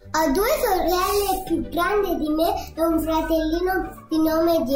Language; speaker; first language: Italian; early bilingual, heritage; Italian